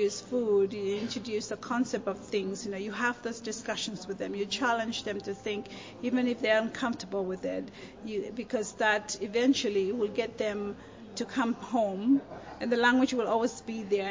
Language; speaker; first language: English; non-native, fluent; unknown